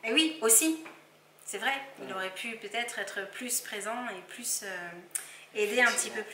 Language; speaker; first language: French; native; French